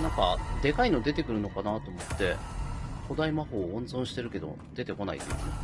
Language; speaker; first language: Japanese; native; Japanese